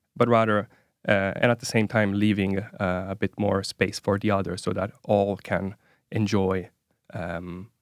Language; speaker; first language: English; non-native, fluent; Italian